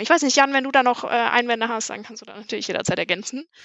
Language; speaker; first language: German; native; German